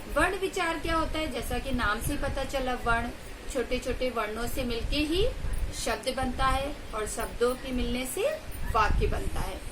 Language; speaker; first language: Hindi; native; Hindi